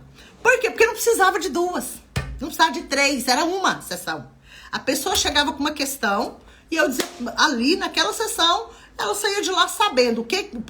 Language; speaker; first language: Portuguese; native; Portuguese